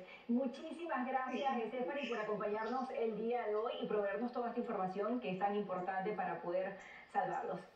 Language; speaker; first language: Spanish; native; Spanish